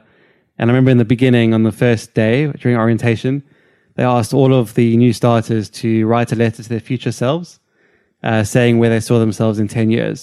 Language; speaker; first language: English; native; English